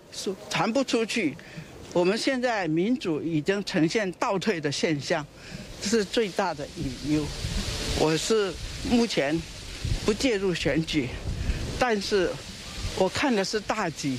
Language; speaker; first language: Chinese; native; Chinese